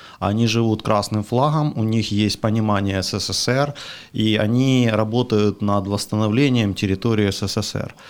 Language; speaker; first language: Russian; native; Russian